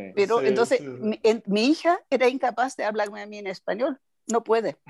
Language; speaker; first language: Spanish; non-native, fluent; German